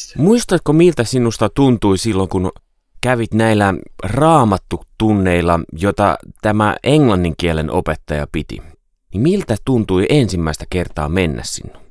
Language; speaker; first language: Finnish; native; Finnish